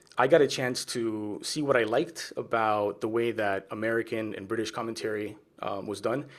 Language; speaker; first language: English; early bilingual, other home language; Spanish